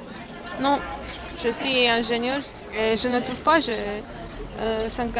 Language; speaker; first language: French; non-native, fluent; Romanian